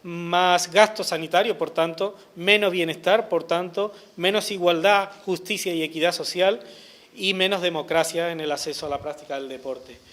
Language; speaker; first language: Spanish; native; Spanish